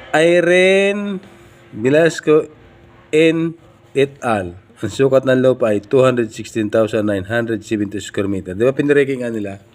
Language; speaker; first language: Filipino; non-native, local second language; Bikol